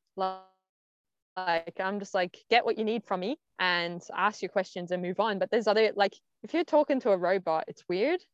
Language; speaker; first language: English; native; English